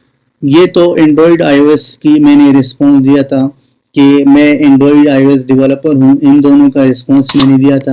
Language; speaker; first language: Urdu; non-native, local second language; Pashto